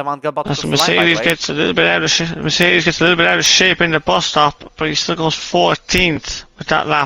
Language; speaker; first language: English; native; English